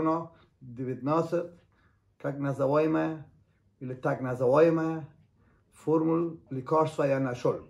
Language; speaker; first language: Russian; non-native, learner; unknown